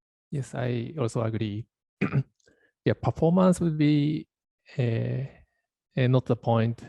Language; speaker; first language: English; non-native, learner; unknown